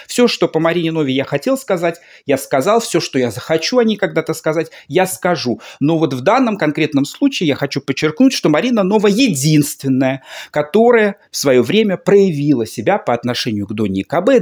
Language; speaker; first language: Russian; native; Russian